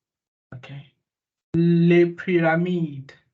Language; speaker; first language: French; non-native, learner; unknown